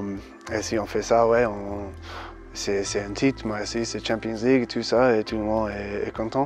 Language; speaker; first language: French; early bilingual, heritage; English